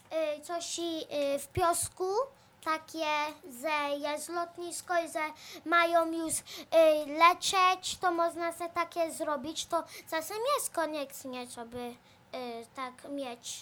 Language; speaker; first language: Polish; early bilingual, heritage; Polish